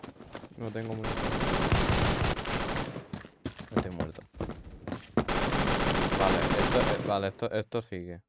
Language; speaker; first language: Spanish; native; Spanish